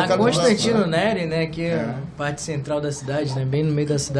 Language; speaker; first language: Portuguese; native; Portuguese